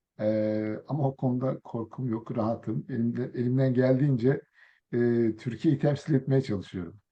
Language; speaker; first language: Turkish; early bilingual, other home language; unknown